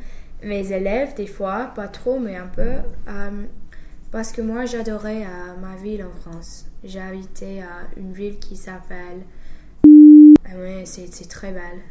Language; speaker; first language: French; non-native, fluent; English